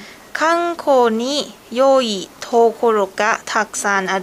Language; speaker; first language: Japanese; non-native, learner; Thai